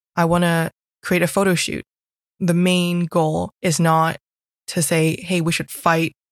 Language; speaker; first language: English; non-native, local second language; Cantonese